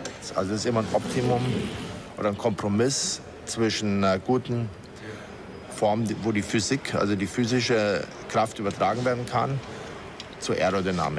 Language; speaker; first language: German; native; German